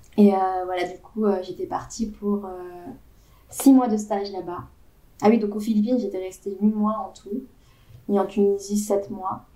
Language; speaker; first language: French; native; French